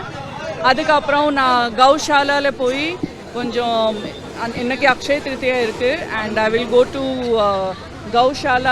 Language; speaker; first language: Tamil; non-native, fluent; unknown